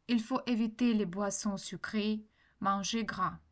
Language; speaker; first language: French; non-native, fluent; Ukrainian